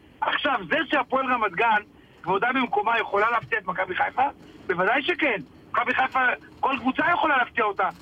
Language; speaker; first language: Hebrew; native; Hebrew